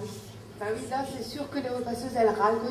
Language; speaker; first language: French; native; French